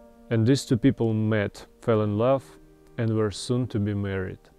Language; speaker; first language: English; non-native, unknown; Russian